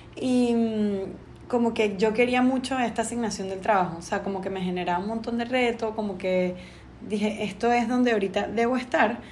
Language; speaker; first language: Spanish; native; Spanish